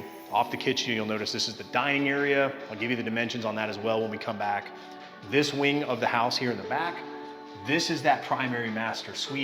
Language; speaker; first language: English; native; English